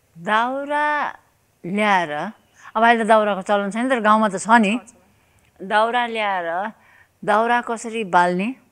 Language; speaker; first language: Nepali; native; Nepali